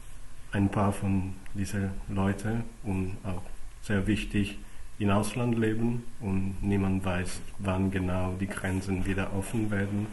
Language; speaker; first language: German; non-native, fluent; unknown